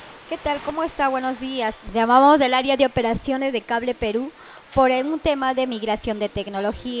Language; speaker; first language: Spanish; native; Spanish